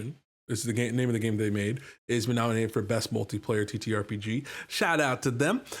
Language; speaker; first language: English; native; English